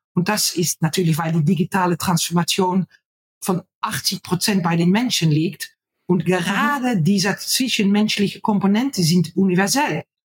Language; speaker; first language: German; non-native, fluent; Dutch